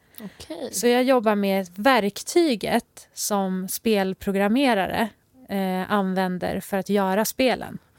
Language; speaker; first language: Swedish; early bilingual, other home language; Persian